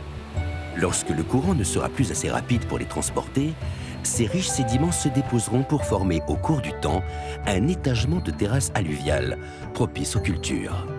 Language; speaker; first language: French; native; French